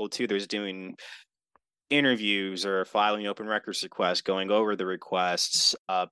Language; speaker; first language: English; native; English